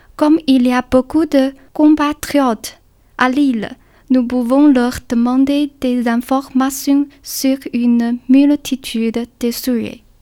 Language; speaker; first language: French; non-native, learner; Chinese